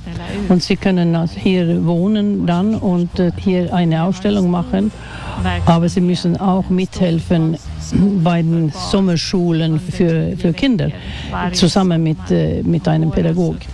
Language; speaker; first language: German; non-native, fluent; Swedish